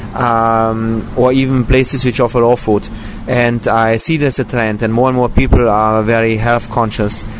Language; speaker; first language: English; non-native, fluent; German